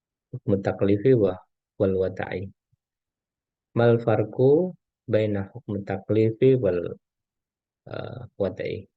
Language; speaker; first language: Arabic; non-native, fluent; Indonesian